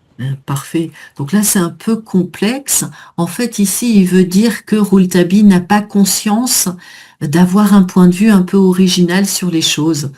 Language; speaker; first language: French; native; French